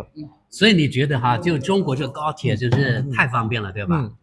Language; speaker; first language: Chinese; native; Chinese